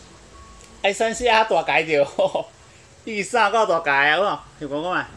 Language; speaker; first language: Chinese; native; Chinese